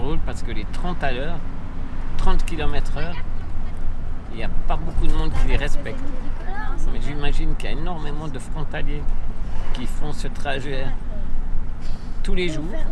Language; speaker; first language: French; native; French